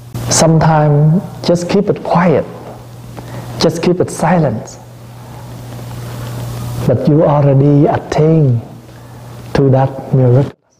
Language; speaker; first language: English; non-native, learner; Vietnamese